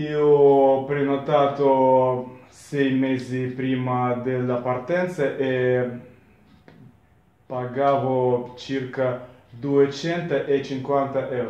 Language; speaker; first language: Italian; non-native, learner; Russian